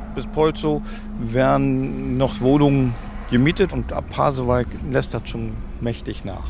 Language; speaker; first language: German; native; German